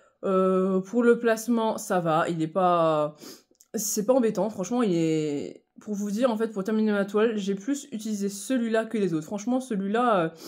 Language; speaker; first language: French; native; French